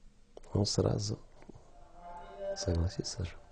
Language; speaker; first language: Russian; non-native, local second language; Kyrgyz